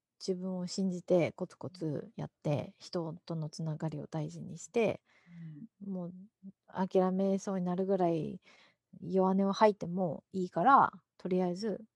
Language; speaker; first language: Japanese; native; Japanese